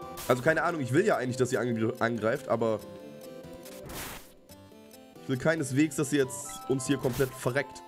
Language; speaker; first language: German; native; German